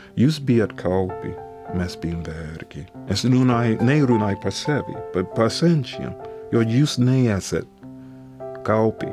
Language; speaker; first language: Latvian; non-native, fluent; English